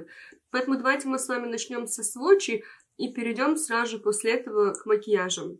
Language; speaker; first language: Russian; native; Russian